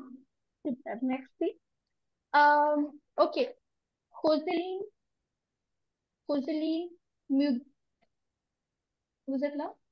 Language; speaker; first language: French; non-native, learner; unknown